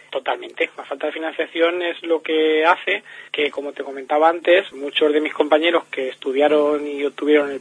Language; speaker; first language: Spanish; native; Spanish